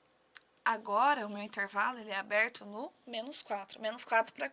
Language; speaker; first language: Portuguese; native; Portuguese